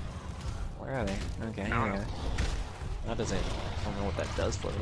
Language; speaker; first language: English; native; English